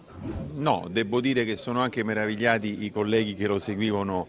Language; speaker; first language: Italian; native; Italian